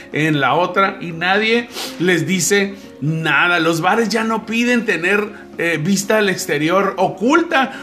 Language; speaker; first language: Spanish; native; Spanish